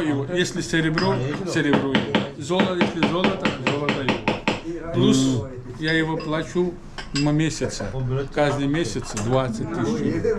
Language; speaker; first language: Russian; non-native, learner; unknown